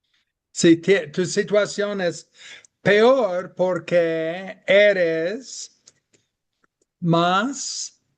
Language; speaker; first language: Spanish; non-native, fluent; English